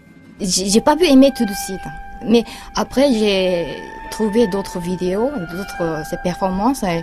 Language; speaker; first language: French; non-native, fluent; Japanese